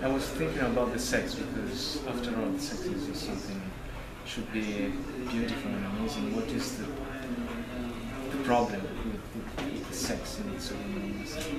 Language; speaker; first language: English; non-native, learner; Italian